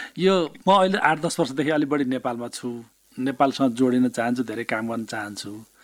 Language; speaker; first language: Nepali; native; Nepali